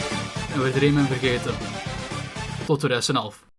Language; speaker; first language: Dutch; native; Dutch